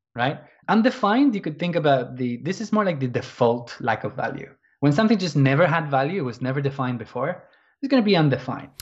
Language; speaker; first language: English; non-native, fluent; Spanish